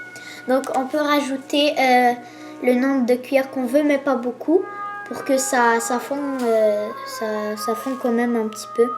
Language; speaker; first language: French; native; French